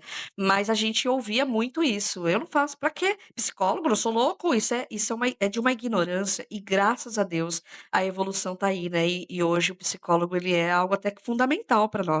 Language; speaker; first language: Portuguese; native; Portuguese